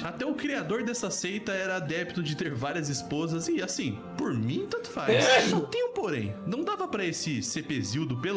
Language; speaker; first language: Portuguese; native; Portuguese